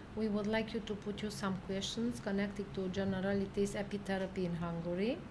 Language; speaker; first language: English; non-native, learner; Romanian